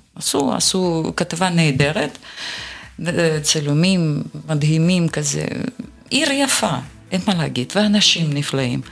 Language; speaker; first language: Hebrew; non-native, fluent; Russian